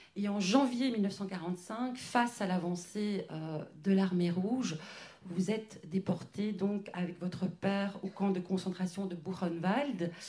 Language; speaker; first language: French; native; French